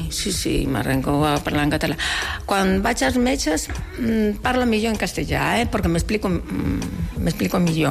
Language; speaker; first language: Catalan; non-native, local second language; Galician